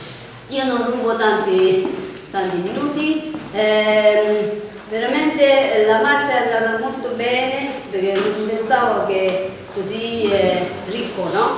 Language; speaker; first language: Italian; non-native, learner; Tibetan